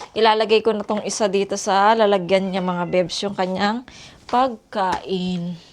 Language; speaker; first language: Filipino; native; Filipino